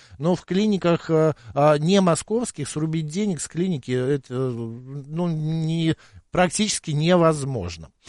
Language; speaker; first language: Russian; native; Russian